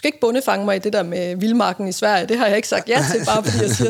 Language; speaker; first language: Danish; native; Danish